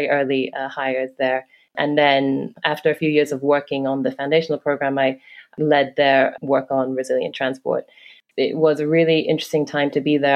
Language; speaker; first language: English; non-native, local second language; Cantonese